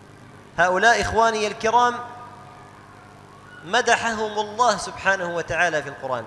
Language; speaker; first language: Arabic; native; Arabic